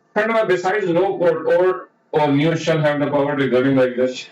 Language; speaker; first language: English; non-native, local second language; Urdu